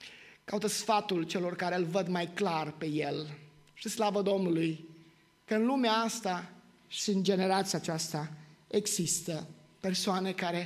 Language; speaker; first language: Romanian; native; Romanian